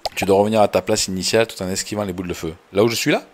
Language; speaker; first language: French; native; French